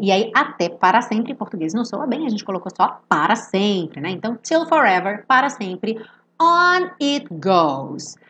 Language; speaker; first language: Portuguese; native; Portuguese